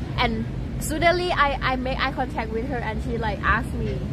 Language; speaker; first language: English; non-native, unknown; Thai